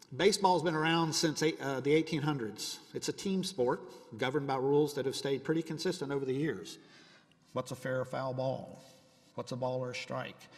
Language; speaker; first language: English; native; English